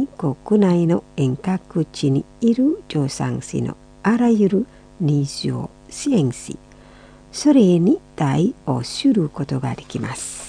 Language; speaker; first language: Japanese; non-native, fluent; Indonesian